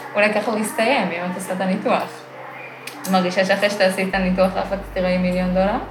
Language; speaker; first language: Hebrew; early bilingual, other home language; Russian